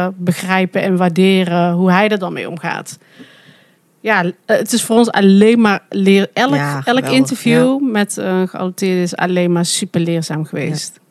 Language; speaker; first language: Dutch; native; Dutch